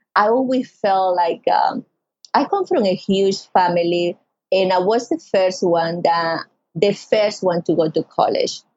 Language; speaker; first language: English; non-native, learner; Spanish